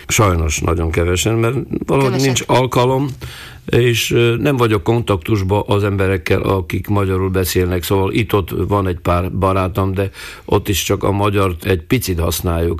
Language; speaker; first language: Hungarian; non-native, local second language; Slovak